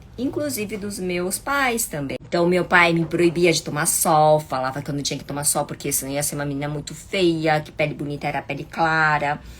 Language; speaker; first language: Portuguese; early bilingual, other home language; Chinese